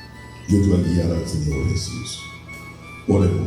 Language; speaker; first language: Spanish; native; Spanish